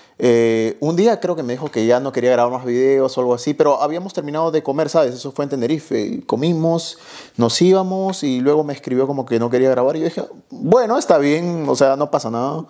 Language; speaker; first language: Spanish; native; Spanish